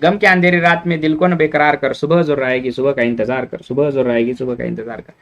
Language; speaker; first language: Hindi; non-native, local second language; Marathi